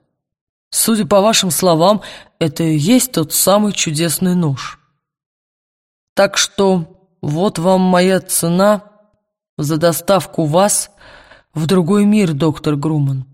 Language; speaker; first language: Russian; native; Russian